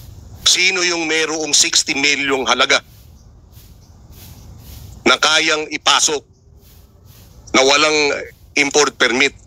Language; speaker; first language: Filipino; native; Filipino